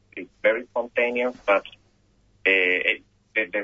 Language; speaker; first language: English; non-native, fluent; Spanish